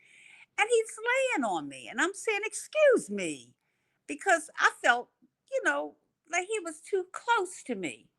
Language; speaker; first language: English; native; English